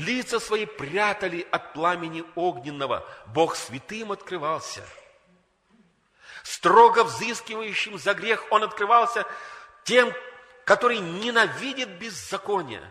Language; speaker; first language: Russian; native; Russian